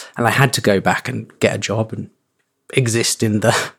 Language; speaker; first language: English; native; English